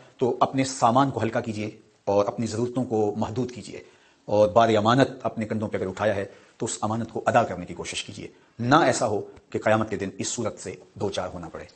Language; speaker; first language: Urdu; non-native, local second language; Punjabi